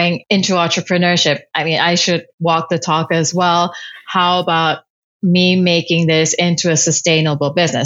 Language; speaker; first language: English; non-native, local second language; Cantonese